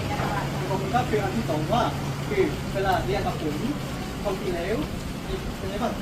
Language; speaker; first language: Thai; non-native, learner; Korean